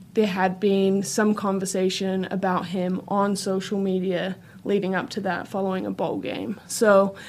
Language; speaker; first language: English; native; English